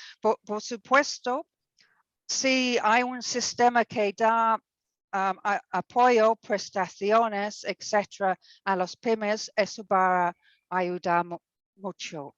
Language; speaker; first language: Spanish; non-native, fluent; English